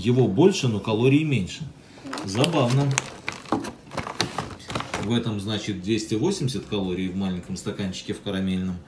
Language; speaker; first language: Russian; native; Russian